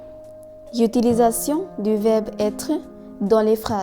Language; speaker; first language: French; non-native, fluent; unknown